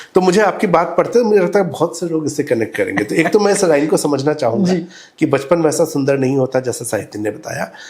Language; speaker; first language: Hindi; native; Hindi